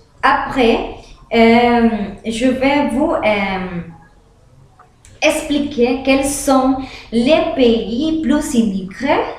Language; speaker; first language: French; non-native, learner; Spanish